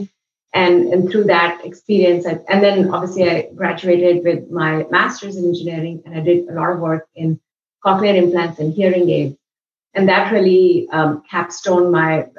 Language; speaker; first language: English; non-native, local second language; Hindi